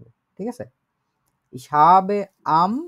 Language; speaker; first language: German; non-native, fluent; Bangla